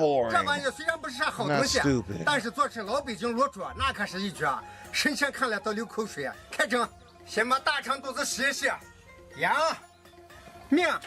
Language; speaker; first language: Chinese; native; Chinese